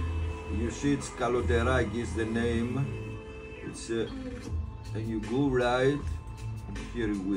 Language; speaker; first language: English; non-native, learner; Greek